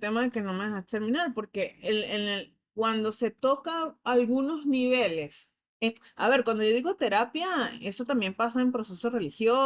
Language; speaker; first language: Spanish; native; Spanish